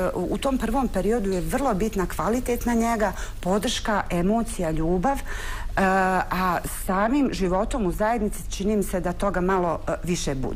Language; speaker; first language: Bosnian; native; Bosnian